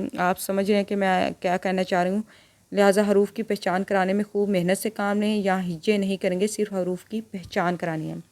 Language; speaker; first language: Urdu; native; Urdu